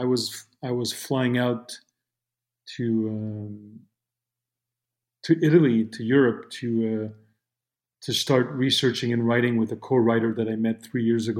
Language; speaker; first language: English; non-native, fluent; Italian